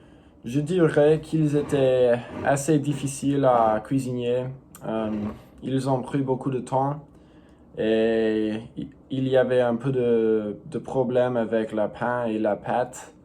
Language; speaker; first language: French; non-native, learner; English